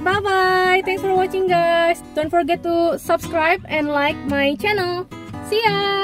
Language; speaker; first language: English; non-native, fluent; Indonesian